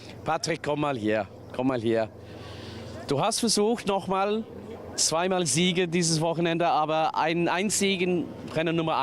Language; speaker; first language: German; non-native, learner; English